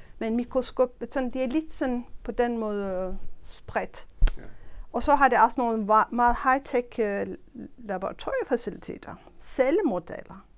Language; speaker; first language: Danish; non-native, fluent; Turkish